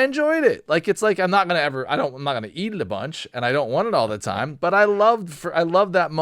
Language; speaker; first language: English; native; English